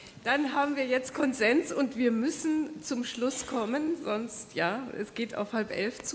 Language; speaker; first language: German; native; German